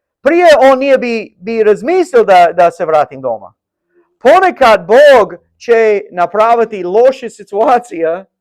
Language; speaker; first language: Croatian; non-native, learner; English